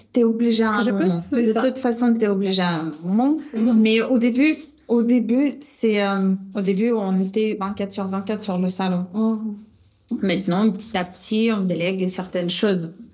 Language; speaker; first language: French; non-native, fluent; Russian